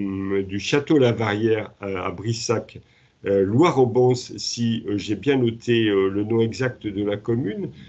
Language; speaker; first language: French; native; French